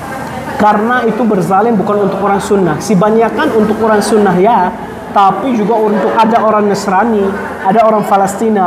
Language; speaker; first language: Indonesian; non-native, fluent; Arabic